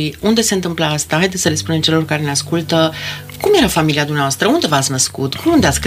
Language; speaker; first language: Romanian; native; Romanian